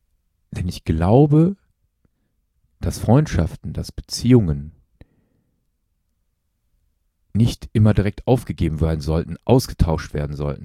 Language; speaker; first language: German; native; German